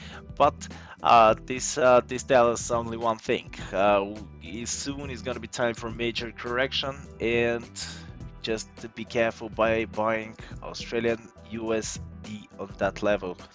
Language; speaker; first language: English; non-native, fluent; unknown